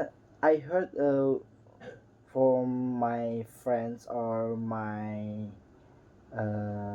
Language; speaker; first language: English; non-native, learner; Indonesian